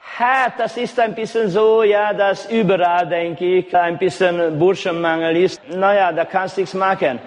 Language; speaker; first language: German; non-native, local second language; Hungarian